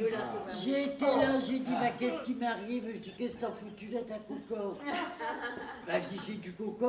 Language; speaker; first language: French; native; French